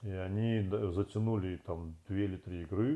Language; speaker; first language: Russian; native; Russian